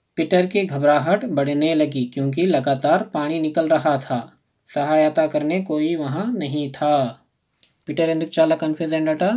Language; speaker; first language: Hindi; non-native, local second language; Telugu